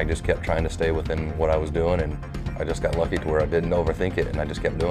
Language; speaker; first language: English; native; English